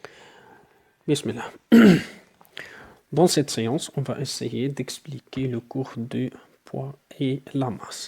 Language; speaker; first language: French; non-native, local second language; Arabic